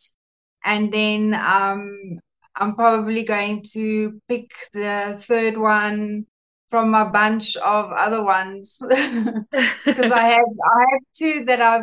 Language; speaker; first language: English; non-native, local second language; Afrikaans